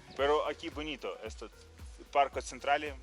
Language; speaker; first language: Spanish; non-native, learner; Russian